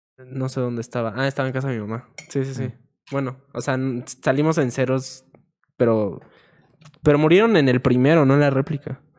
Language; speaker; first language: Spanish; native; Spanish